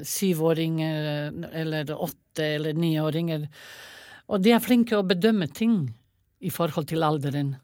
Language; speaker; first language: Norwegian; non-native, fluent; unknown